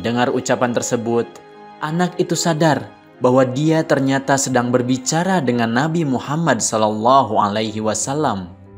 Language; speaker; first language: Indonesian; native; Indonesian